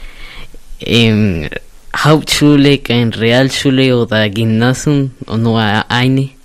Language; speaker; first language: German; non-native, learner; Spanish